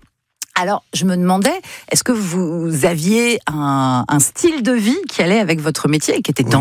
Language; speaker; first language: French; native; French